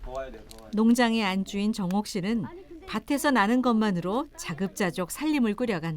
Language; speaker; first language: Korean; native; Korean